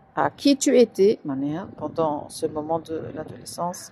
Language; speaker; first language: French; non-native, local second language; Arabic